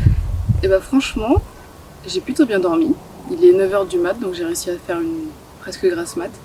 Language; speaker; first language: French; native; French